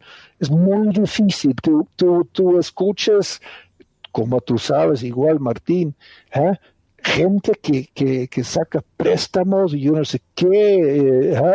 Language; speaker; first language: Spanish; non-native, fluent; Dutch